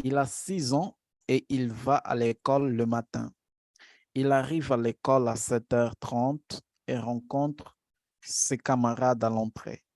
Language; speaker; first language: French; non-native, fluent; Portuguese